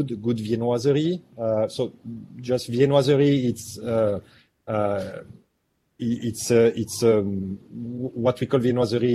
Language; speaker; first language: English; non-native, fluent; French